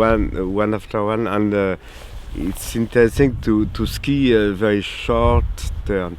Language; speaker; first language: English; non-native, learner; French